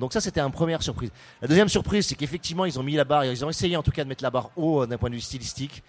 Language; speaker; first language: French; native; French